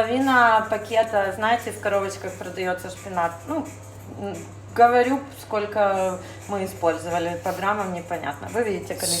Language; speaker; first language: Russian; native; Russian